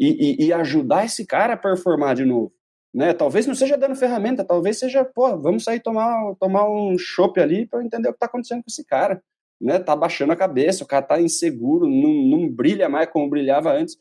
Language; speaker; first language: Portuguese; native; Portuguese